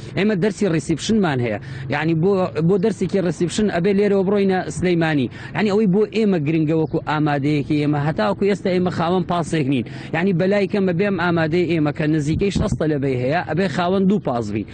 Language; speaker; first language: Central Kurdish; native; Central Kurdish